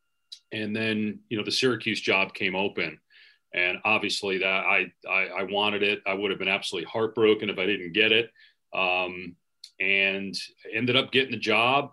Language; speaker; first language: English; native; English